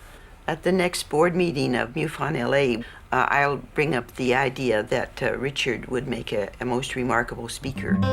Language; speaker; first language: English; native; English